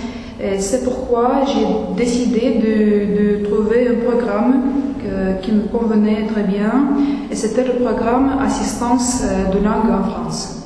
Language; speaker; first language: French; non-native, fluent; Russian